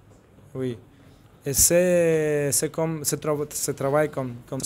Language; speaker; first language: French; non-native, fluent; Russian